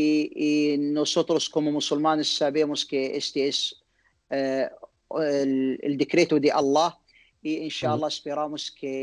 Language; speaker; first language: Spanish; non-native, learner; Arabic